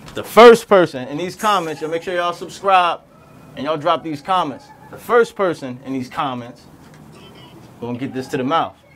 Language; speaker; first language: English; native; English